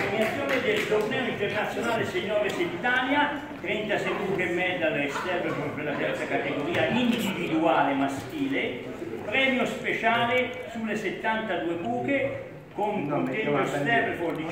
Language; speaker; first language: Italian; native; Italian